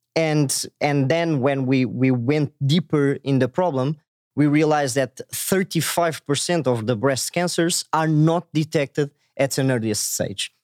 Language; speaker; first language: English; non-native, fluent; Portuguese